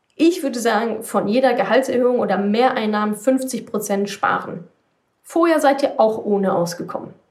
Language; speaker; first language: German; native; German